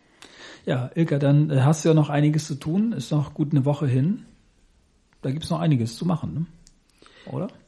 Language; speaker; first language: German; native; German